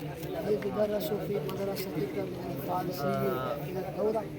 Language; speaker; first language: Arabic; non-native, learner; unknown